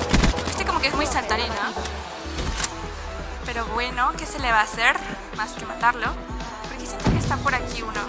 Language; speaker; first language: Spanish; native; Spanish